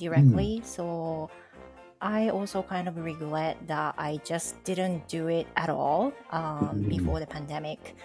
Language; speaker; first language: English; non-native, fluent; Japanese